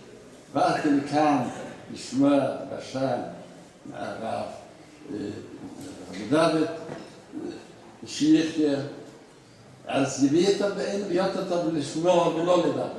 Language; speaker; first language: Hebrew; non-native, fluent; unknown